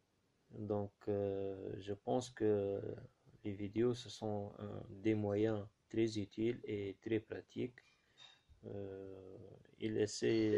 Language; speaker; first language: French; non-native, local second language; Arabic